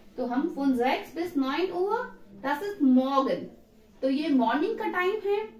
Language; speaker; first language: Hindi; native; Hindi